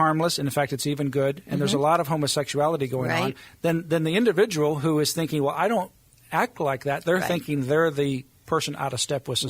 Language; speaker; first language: English; native; English